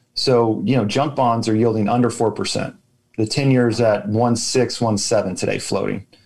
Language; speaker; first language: English; native; English